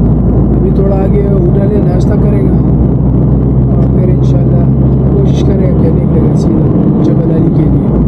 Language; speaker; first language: Hindi; non-native, local second language; Pashto